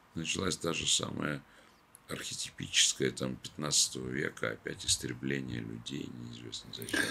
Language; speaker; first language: Russian; native; Russian